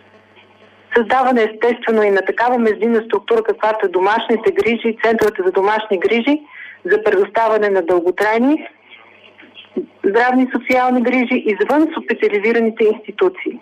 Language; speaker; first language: Bulgarian; native; Bulgarian